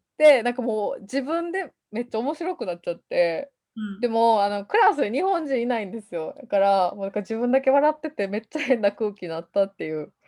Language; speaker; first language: Japanese; native; Japanese